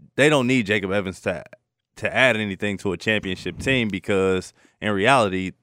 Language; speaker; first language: English; native; English